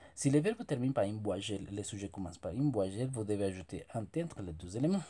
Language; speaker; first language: French; non-native, fluent; Spanish